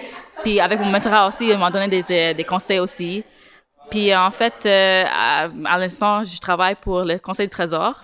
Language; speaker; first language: French; native; French